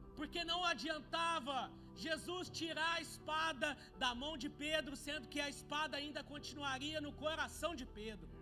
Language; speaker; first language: Portuguese; native; Portuguese